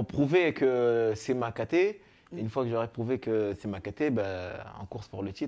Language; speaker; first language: French; native; French